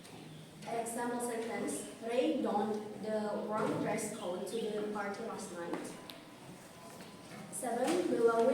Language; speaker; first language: English; non-native, local second language; Indonesian